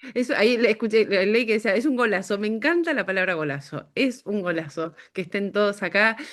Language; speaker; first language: Spanish; native; Spanish